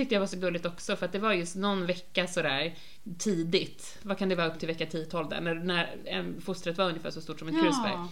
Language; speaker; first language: Swedish; native; Swedish